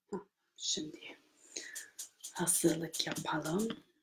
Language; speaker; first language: Turkish; non-native, fluent; German